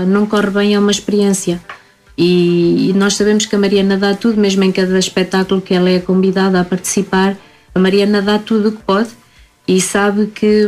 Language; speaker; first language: Portuguese; native; Portuguese